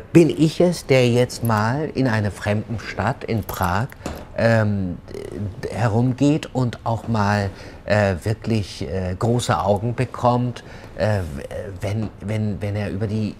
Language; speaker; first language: German; early bilingual, other home language; Turkish